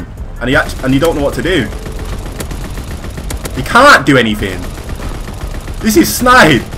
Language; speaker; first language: English; native; English